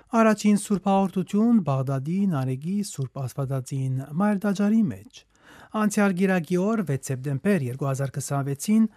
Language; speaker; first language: Armenian; native; Armenian